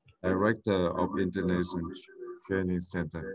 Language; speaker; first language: English; non-native, learner; Vietnamese